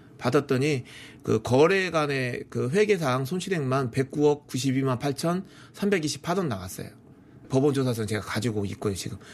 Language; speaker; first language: Korean; native; Korean